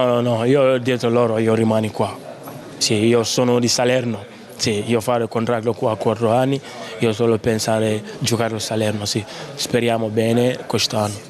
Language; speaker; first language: Italian; non-native, learner; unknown